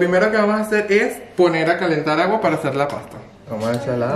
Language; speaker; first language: Spanish; native; Spanish